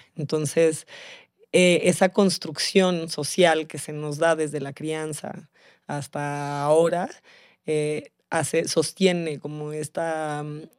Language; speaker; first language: Spanish; early bilingual, heritage; Spanish